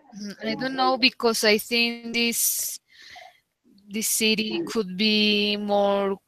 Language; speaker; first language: English; non-native, learner; Spanish